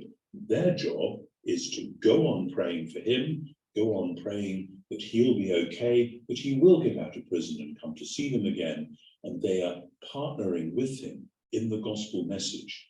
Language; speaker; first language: English; native; English